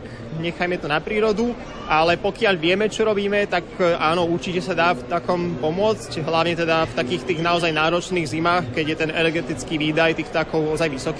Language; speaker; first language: Slovak; native; Slovak